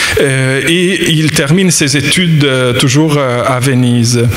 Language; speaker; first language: French; native; French